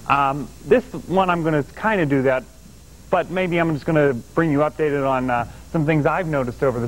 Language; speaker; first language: English; native; English